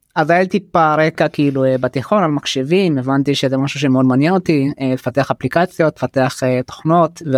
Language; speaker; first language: Hebrew; early bilingual, other home language; Amharic